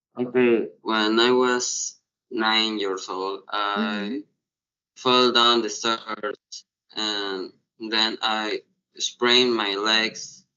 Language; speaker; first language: English; non-native, learner; Spanish